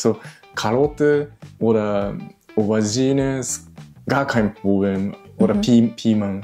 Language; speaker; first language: German; non-native, learner; Japanese